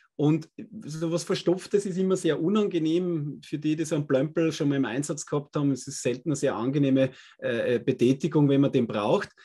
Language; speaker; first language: German; native; German